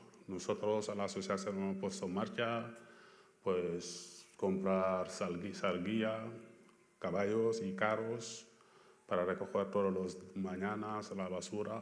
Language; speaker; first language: Spanish; non-native, fluent; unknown